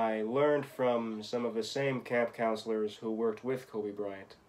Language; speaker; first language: English; native; English